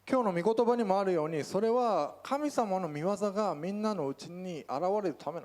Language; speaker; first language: Japanese; native; Japanese